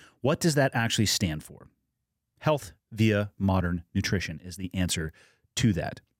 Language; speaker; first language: English; native; English